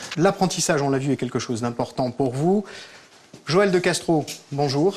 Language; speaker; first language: French; native; French